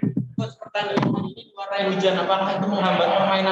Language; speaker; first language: Indonesian; native; Indonesian